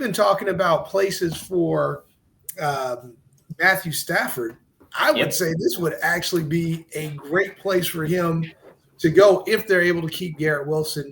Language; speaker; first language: English; native; English